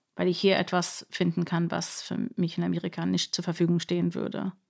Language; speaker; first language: German; non-native, fluent; English